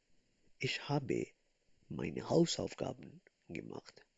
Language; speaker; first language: German; non-native, fluent; Urdu